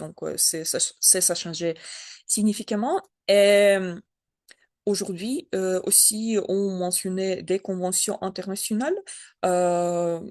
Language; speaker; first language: French; non-native, learner; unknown